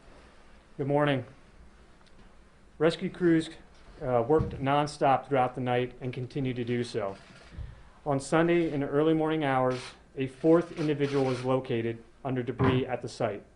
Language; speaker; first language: English; native; English